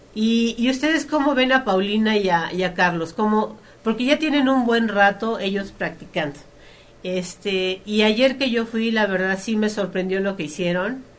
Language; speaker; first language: Spanish; native; Spanish